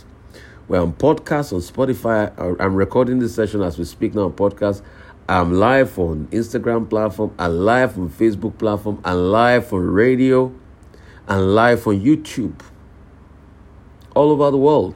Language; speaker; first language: English; non-native, local second language; Yoruba